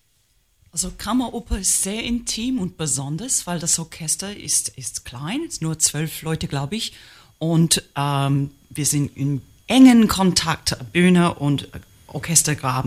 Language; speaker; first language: German; non-native, fluent; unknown